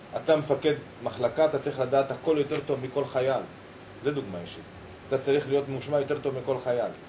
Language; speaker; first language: Hebrew; early bilingual, other home language; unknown